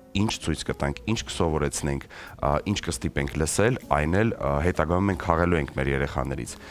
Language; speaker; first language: Armenian; native; Armenian